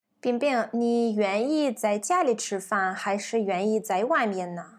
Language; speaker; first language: Chinese; non-native, learner; Russian